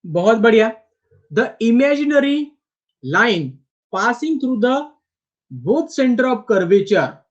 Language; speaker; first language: Hindi; non-native, local second language; Marathi